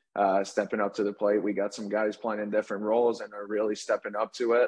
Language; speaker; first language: English; native; English